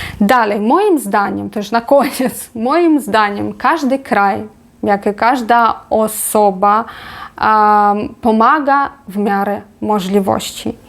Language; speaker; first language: Polish; non-native, fluent; Ukrainian